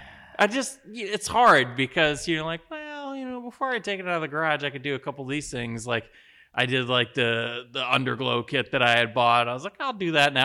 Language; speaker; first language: English; native; English